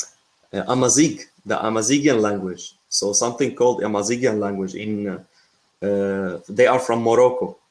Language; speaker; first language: English; non-native, fluent; Arabic